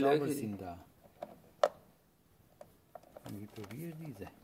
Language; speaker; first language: German; non-native, learner; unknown